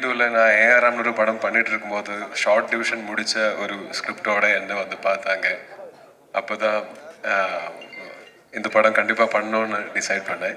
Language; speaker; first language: Tamil; non-native, learner; Malayalam